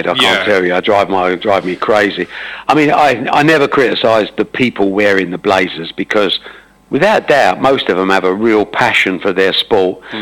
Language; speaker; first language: English; native; English